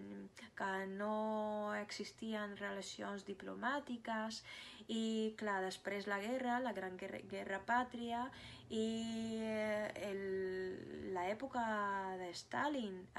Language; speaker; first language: Catalan; non-native, fluent; Russian